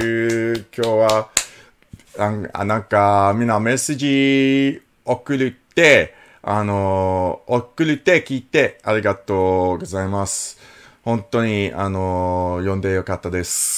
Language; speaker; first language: Japanese; non-native, learner; English